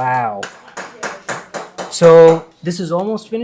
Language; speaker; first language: English; early bilingual, heritage; English